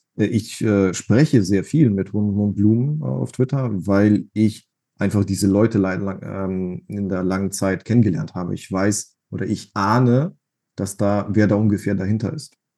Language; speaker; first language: German; non-native, fluent; Russian